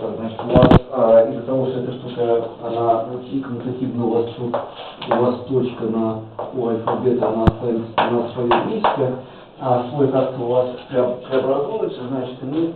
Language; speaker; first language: Russian; native; Russian